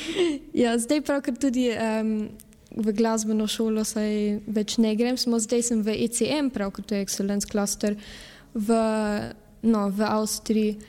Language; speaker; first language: Slovenian; early bilingual, heritage; Slovenian